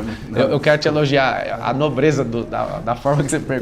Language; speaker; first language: Portuguese; native; Portuguese